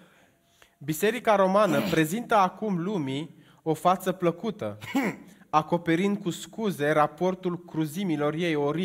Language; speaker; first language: Romanian; native; Romanian